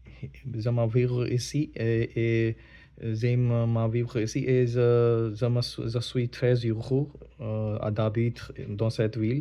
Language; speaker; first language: French; non-native, learner; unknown